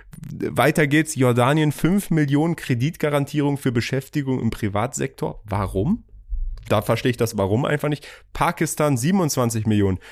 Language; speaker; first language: German; early bilingual, other home language; Persian